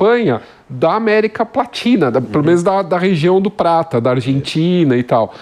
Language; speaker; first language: Portuguese; native; Portuguese